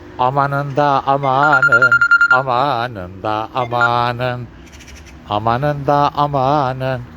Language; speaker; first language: Turkish; native; Turkish